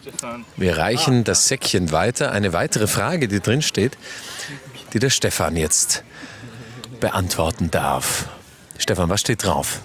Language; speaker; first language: German; native; German